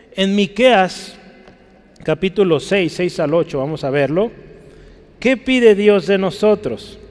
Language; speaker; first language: Spanish; native; Spanish